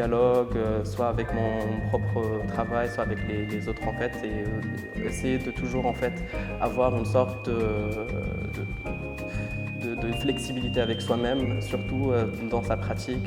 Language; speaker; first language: French; non-native, local second language; Arabic